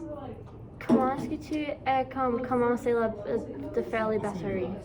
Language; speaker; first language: French; non-native, learner; English